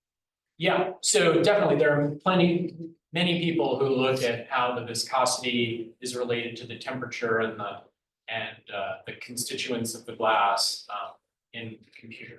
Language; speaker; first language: English; native; English